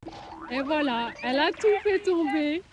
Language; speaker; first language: French; native; French